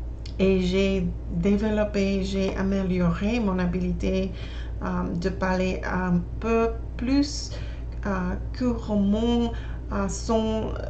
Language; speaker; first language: French; non-native, learner; English